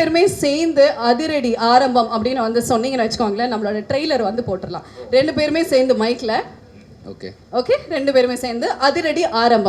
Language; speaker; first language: Tamil; native; Tamil